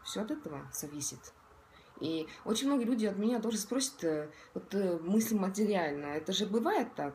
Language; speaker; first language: Russian; non-native, local second language; Estonian